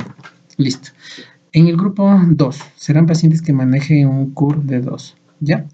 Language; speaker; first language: Spanish; native; Spanish